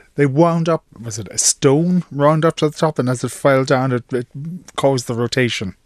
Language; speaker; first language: English; native; English